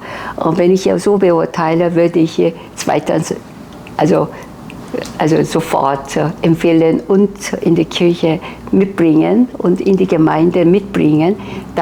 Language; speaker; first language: German; non-native, fluent; Korean